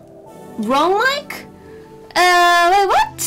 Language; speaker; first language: English; non-native, learner; Korean